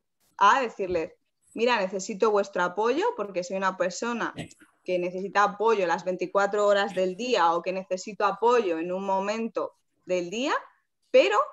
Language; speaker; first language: Spanish; native; Spanish